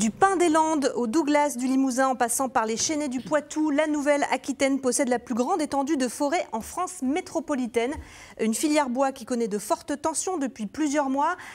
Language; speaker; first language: French; native; French